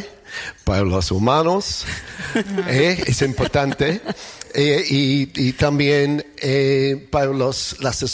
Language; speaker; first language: Spanish; non-native, learner; English